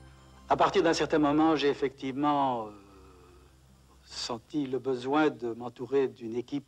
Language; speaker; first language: French; native; French